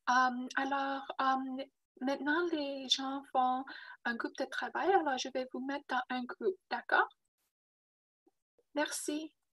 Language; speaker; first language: French; non-native, learner; English